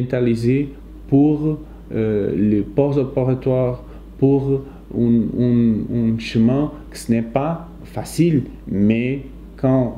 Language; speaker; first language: French; non-native, fluent; Portuguese